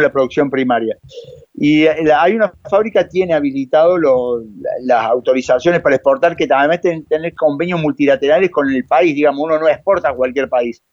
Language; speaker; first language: Spanish; native; Spanish